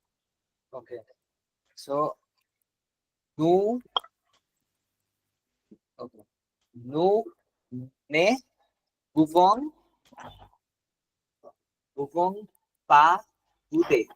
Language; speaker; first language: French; non-native, learner; Bangla